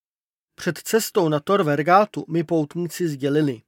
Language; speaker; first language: Czech; native; Czech